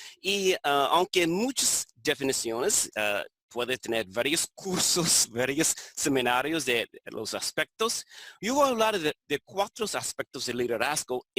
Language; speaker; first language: Spanish; non-native, fluent; English